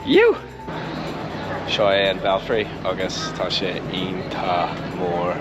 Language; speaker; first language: Irish; non-native, local second language; English